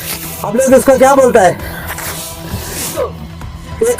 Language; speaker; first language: Hindi; non-native, local second language; Malayalam